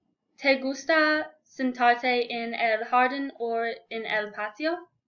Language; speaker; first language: Spanish; non-native, learner; English